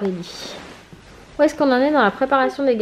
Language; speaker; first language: French; native; French